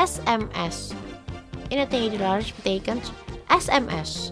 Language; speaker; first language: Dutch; non-native, fluent; Indonesian